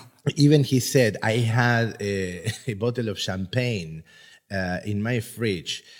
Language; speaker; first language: English; non-native, fluent; Spanish